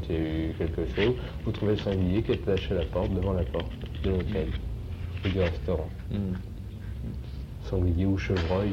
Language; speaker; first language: French; native; French